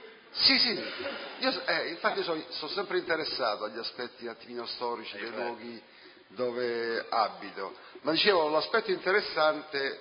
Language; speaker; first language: Italian; native; Italian